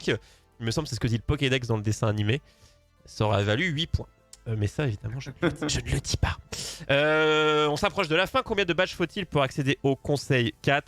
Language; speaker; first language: French; native; French